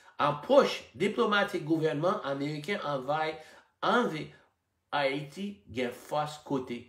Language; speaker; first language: Haitian Creole; non-native, fluent; English